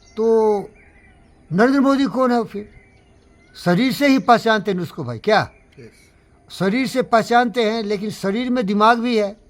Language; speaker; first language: Hindi; non-native, local second language; Bangla